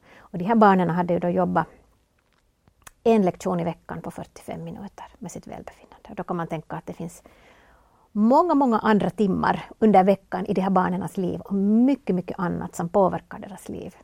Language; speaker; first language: Swedish; native; Swedish